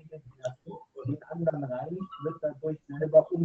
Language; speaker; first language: German; native; German